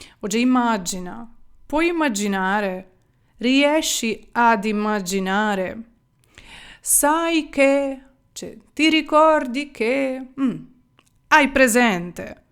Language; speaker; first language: Italian; non-native, fluent; Ukrainian